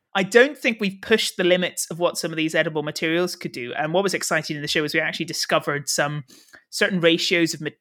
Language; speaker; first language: English; native; English